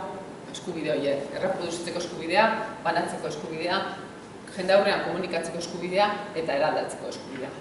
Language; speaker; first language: Basque; native; Basque